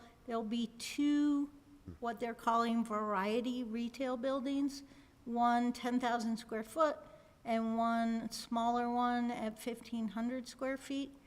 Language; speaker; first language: English; native; English